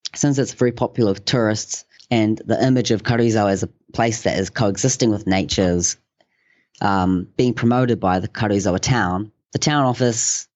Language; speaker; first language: English; native; English